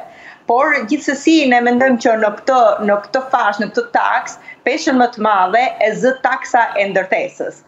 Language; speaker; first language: Albanian; native; Albanian